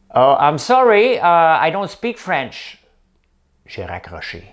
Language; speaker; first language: French; native; French